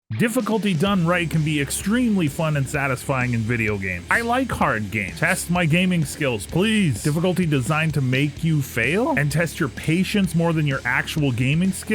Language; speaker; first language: English; native; English